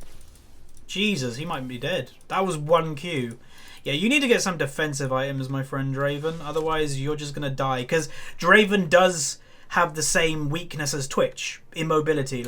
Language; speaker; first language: English; native; English